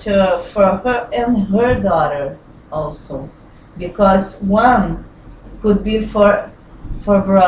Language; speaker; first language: English; non-native, learner; Portuguese